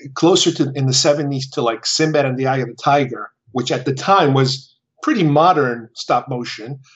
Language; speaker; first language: English; early bilingual, other home language; Spanish